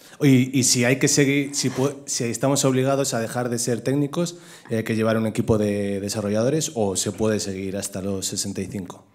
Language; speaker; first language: Spanish; native; Spanish